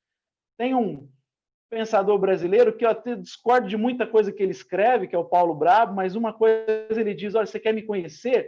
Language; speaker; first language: Portuguese; native; Portuguese